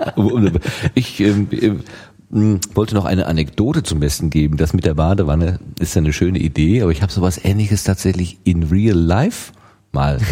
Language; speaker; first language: German; native; German